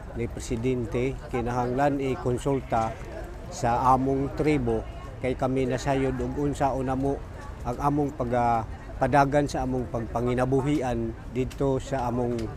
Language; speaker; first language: Cebuano; non-native, local second language; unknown